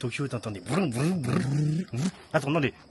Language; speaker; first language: French; native; French